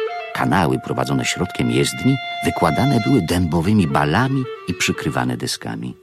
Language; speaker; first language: Polish; native; Polish